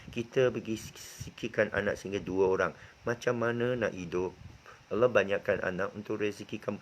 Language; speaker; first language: Malay; non-native, local second language; Chinese